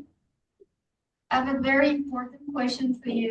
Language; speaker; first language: English; non-native, fluent; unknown